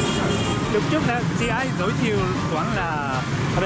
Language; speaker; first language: Vietnamese; non-native, learner; Japanese